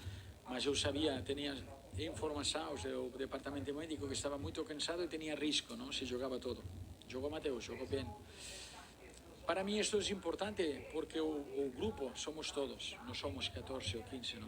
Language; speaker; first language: Portuguese; non-native, learner; Spanish